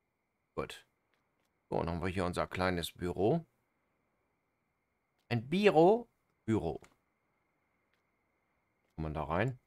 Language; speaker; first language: German; native; German